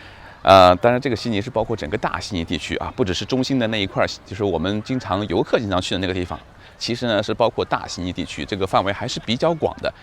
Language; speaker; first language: Chinese; native; Chinese